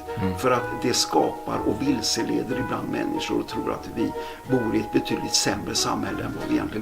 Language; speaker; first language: Swedish; native; Swedish